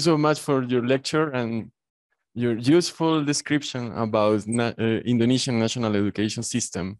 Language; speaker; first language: English; non-native, fluent; Spanish